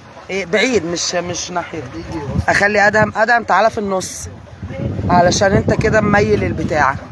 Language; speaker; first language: Arabic; native; Arabic